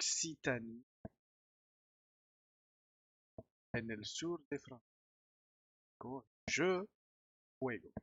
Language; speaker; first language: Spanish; non-native, fluent; French